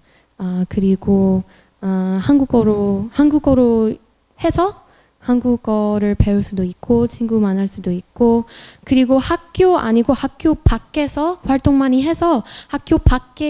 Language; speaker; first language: Korean; non-native, fluent; French